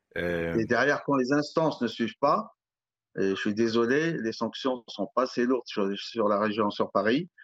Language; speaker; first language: French; native; French